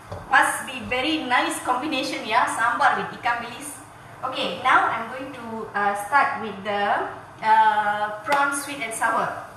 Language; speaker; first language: English; non-native, local second language; Tamil